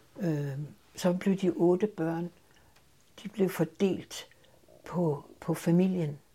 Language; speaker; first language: Danish; native; Danish